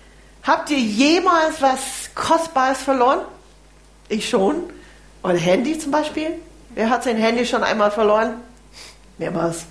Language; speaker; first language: German; non-native, fluent; English